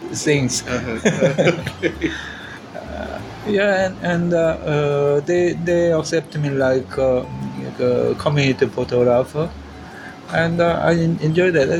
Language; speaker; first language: English; non-native, learner; Korean